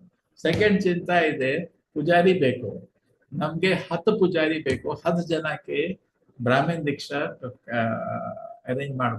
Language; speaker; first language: Kannada; non-native, learner; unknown